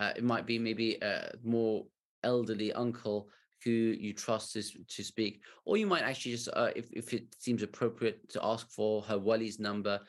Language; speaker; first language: English; native; English